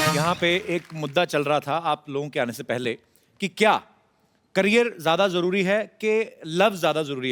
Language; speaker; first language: Hindi; non-native, local second language; Punjabi